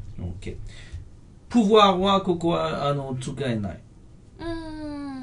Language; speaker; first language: Japanese; non-native, fluent; French